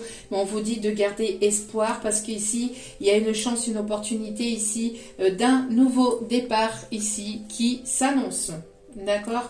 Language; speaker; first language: French; native; French